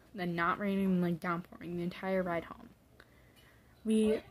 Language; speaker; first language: English; native; English